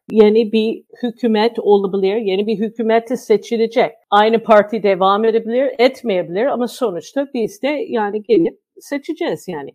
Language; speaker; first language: Turkish; non-native, fluent; English